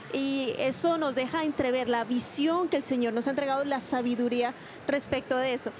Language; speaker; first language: Spanish; native; Spanish